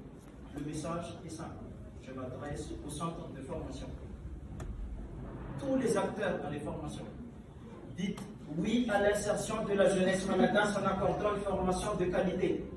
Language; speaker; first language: French; non-native, local second language; Malagasy